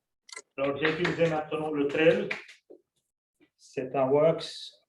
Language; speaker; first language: French; non-native, local second language; Arabic